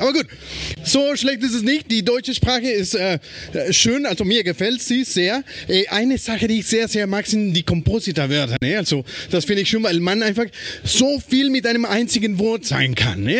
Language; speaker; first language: German; non-native, fluent; Spanish